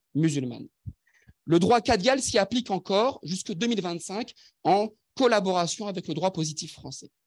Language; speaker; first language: French; non-native, local second language; Arabic